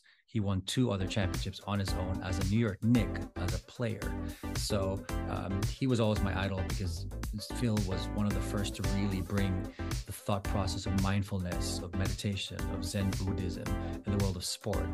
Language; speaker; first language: English; non-native, local second language; Filipino